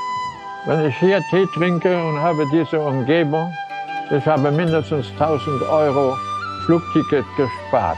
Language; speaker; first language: German; non-native, learner; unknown